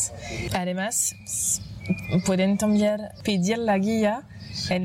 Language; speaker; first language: Spanish; non-native, fluent; French